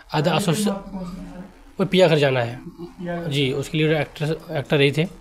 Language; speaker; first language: Hindi; native; Hindi